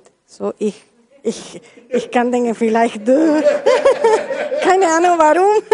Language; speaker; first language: German; non-native, learner; Spanish